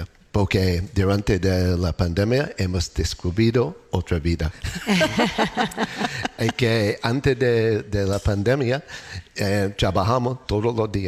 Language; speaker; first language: Spanish; non-native, learner; English